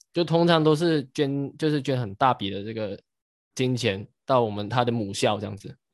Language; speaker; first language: Chinese; native; Chinese